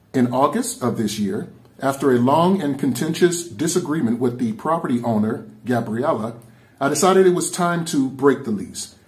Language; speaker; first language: English; native; English